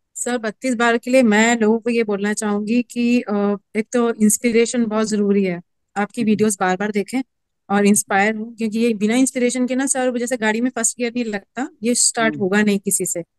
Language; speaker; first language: Hindi; native; Hindi